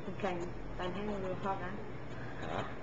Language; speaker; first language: Cantonese; non-native, learner; Indonesian